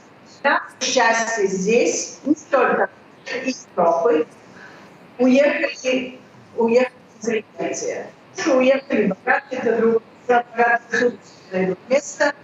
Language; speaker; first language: Russian; early bilingual, heritage; Russian